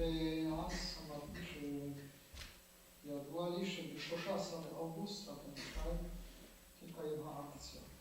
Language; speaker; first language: Hebrew; non-native, fluent; Polish